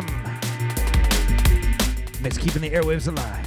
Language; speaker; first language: English; native; English